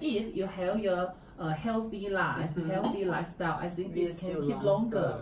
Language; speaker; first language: English; non-native, learner; Chinese